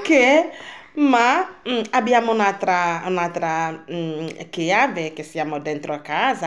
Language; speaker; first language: Italian; non-native, learner; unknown